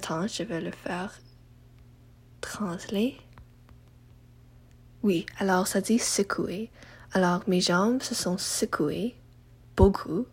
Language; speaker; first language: French; non-native, learner; English